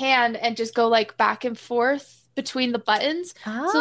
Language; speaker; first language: English; native; English